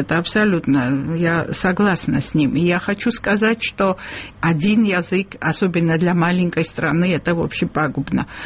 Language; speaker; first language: Russian; non-native, local second language; Georgian